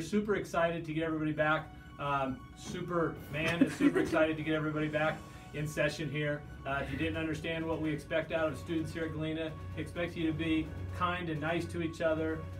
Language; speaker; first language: English; native; English